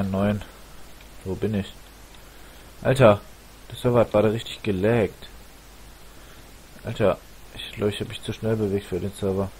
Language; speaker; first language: German; native; German